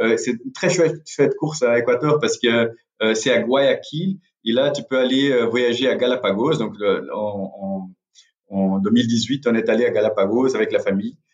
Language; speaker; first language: French; non-native, fluent; Portuguese